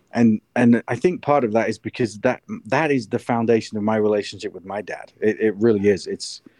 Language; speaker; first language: English; native; English